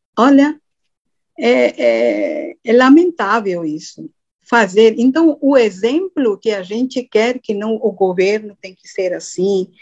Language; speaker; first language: Portuguese; non-native, fluent; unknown